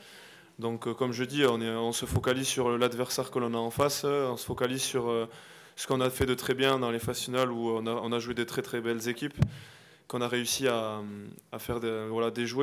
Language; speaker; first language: French; native; French